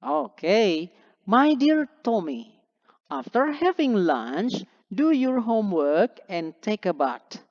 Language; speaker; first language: English; non-native, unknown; Indonesian